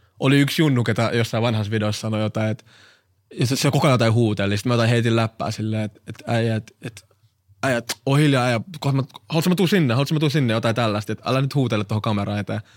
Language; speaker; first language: Finnish; early bilingual, other home language; Arabic